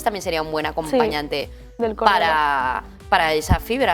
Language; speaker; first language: Spanish; native; Spanish